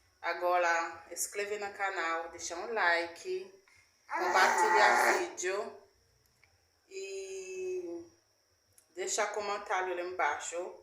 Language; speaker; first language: Portuguese; non-native, learner; Haitian Creole